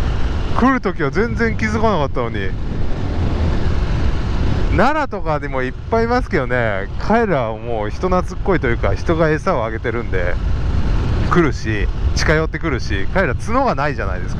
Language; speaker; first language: Japanese; native; Japanese